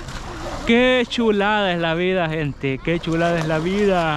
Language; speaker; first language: Spanish; native; Spanish